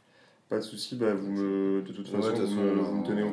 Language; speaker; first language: French; native; French